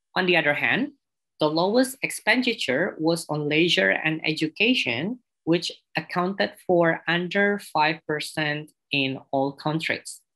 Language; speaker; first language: English; non-native, fluent; Indonesian